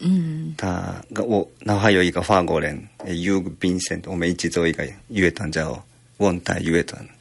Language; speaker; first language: Chinese; non-native, fluent; Japanese